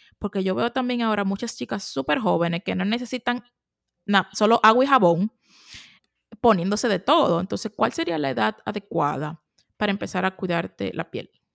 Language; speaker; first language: Spanish; native; Spanish